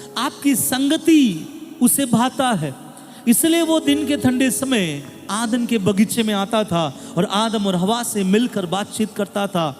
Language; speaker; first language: Hindi; non-native, local second language; Bangla